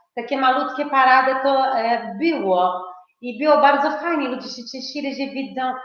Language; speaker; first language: Polish; non-native, fluent; Portuguese